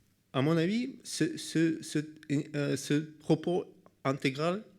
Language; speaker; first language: French; non-native, learner; Russian